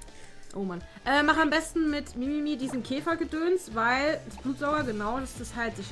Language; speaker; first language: German; native; German